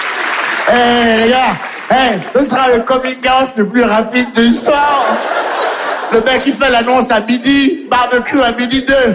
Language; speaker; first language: French; native; French